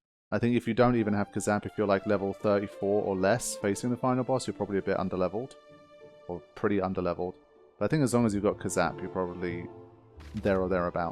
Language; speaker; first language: English; native; English